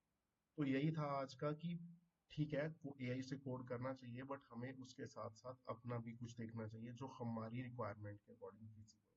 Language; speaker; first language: Hindi; non-native, local second language; Punjabi